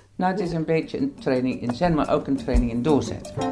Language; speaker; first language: Dutch; non-native, fluent; English